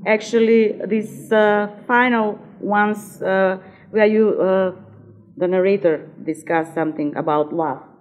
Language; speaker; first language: English; non-native, fluent; Macedonian